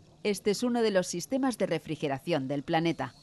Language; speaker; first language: Spanish; native; Spanish